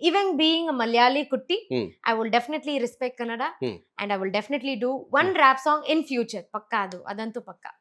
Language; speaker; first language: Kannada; non-native, local second language; Malayalam